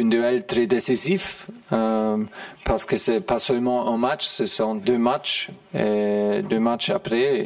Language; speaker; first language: French; non-native, fluent; German